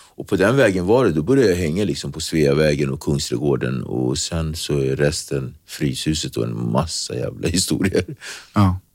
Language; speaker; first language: Swedish; early bilingual, other home language; Kabuverdianu